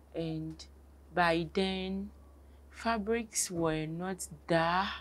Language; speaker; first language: English; non-native, local second language; Akan